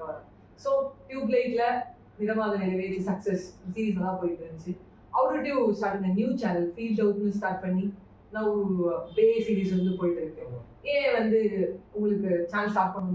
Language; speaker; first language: Tamil; native; Tamil